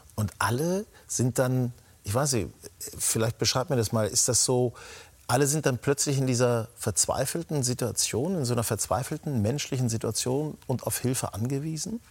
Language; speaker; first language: German; native; German